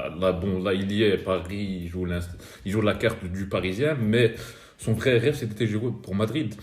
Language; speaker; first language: French; native; French